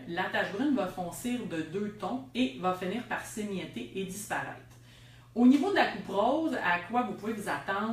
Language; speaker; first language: French; native; French